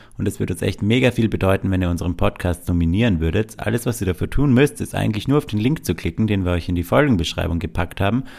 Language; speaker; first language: German; native; German